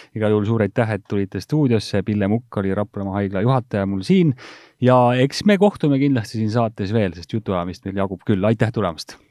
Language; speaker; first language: Estonian; native; Estonian